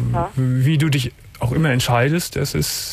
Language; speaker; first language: German; native; German